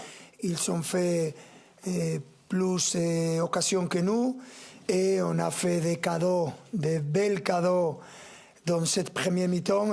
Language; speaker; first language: French; non-native, fluent; Spanish